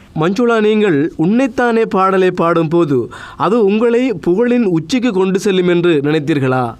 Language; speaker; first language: Tamil; native; Tamil